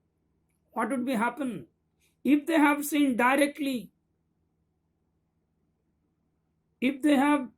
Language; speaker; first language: English; non-native, local second language; Bangla